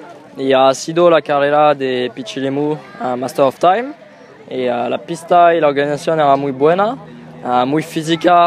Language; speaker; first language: Spanish; non-native, learner; French